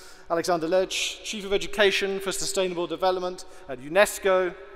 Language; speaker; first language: English; native; English